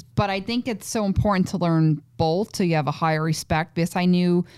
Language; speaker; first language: English; native; English